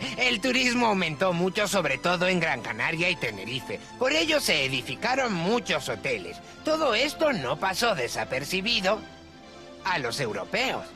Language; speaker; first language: Spanish; native; Spanish